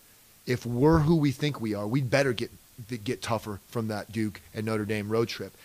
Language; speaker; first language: English; native; English